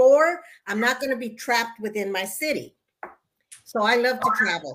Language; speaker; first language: English; early bilingual, other home language; Spanish